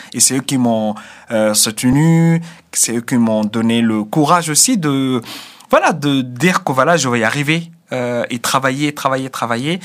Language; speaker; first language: French; non-native, fluent; Arabic